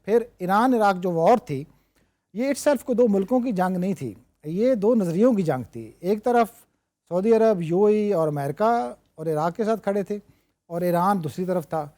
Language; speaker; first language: Urdu; non-native, local second language; Punjabi